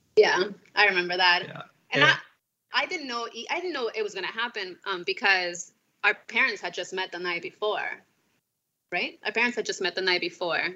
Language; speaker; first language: English; non-native, fluent; Spanish